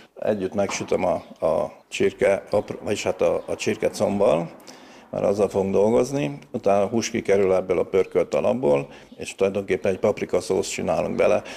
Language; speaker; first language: Hungarian; native; Hungarian